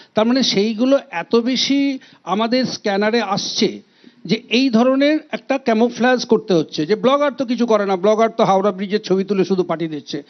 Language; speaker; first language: Bangla; native; Bangla